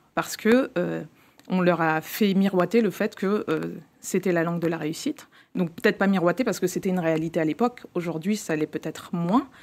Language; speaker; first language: French; native; French